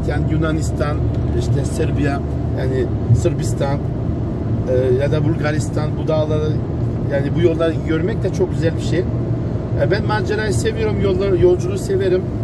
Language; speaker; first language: Turkish; early bilingual, heritage; Turkish